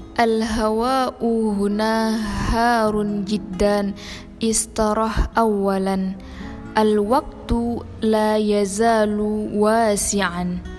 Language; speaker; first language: Arabic; non-native, learner; Indonesian